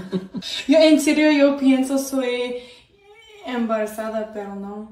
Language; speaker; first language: Spanish; non-native, learner; English